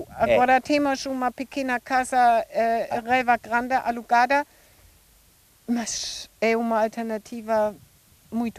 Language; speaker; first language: Portuguese; non-native, learner; German